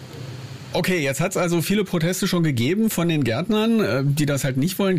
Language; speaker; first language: German; native; German